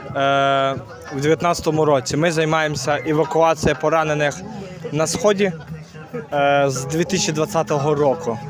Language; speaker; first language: Ukrainian; non-native, local second language; Russian